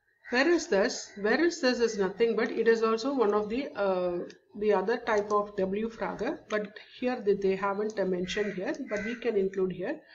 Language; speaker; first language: English; non-native, local second language; Tamil